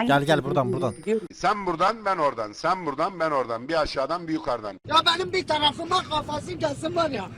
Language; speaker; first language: Turkish; native; Turkish